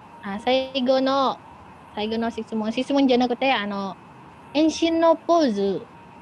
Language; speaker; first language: Japanese; non-native, learner; Indonesian